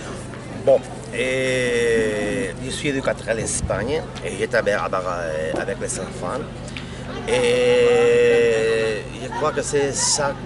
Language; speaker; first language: French; non-native, learner; Spanish